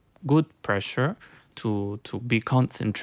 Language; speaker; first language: English; non-native, fluent; Italian